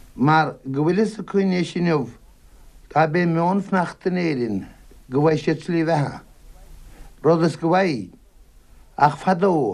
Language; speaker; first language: Irish; native; Irish